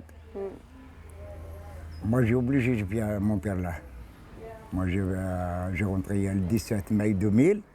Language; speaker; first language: French; non-native, learner; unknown